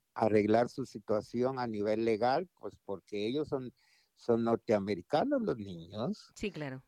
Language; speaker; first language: Spanish; native; Spanish